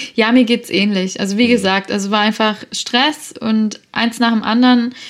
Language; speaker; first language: German; native; German